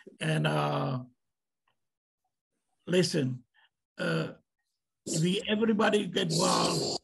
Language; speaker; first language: English; non-native, learner; Czech